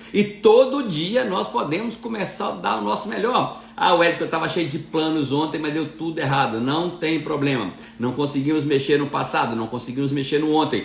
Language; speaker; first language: Portuguese; native; Portuguese